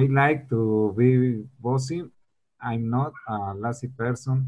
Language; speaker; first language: English; non-native, learner; Spanish